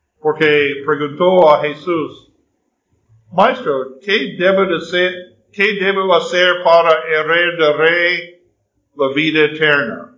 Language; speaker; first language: Spanish; non-native, fluent; English